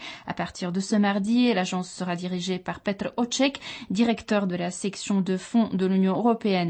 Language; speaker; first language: French; non-native, fluent; Czech